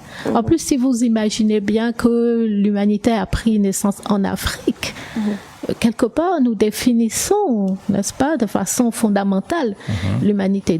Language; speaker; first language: French; native; French